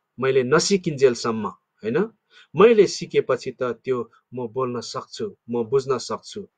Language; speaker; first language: Nepali; non-native, local second language; Limbu